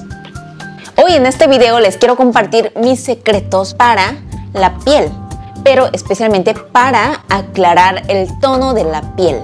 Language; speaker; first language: Spanish; non-native, fluent; Korean